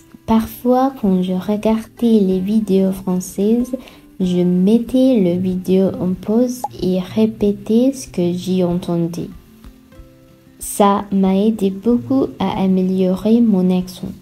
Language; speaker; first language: French; non-native, fluent; Sinhala